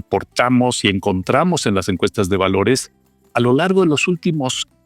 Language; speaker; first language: Spanish; native; Spanish